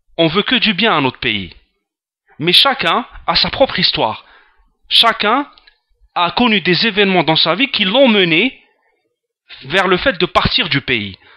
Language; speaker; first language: French; non-native, local second language; Arabic